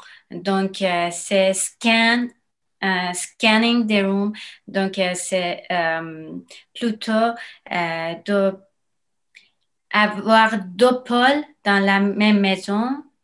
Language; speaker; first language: French; non-native, learner; Persian